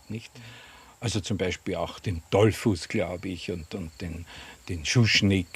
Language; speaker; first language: German; native; German